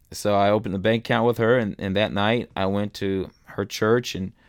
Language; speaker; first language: English; early bilingual, other home language; German